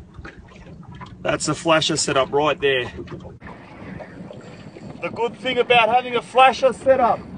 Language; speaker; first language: English; native; English